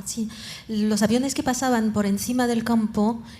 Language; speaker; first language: Spanish; early bilingual, heritage; Ladino